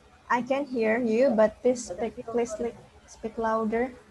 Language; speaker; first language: English; non-native, fluent; Indonesian